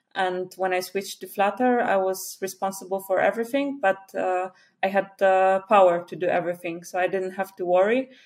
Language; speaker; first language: English; non-native, fluent; Polish